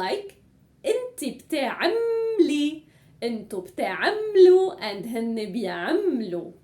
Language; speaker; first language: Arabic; native; Arabic